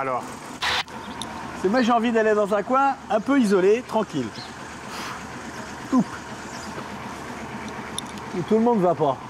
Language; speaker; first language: French; native; French